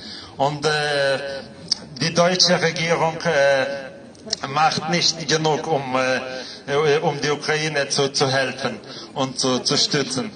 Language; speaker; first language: German; non-native, fluent; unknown